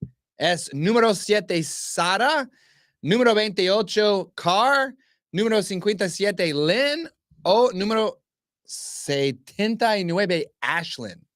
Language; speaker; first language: Spanish; non-native, learner; English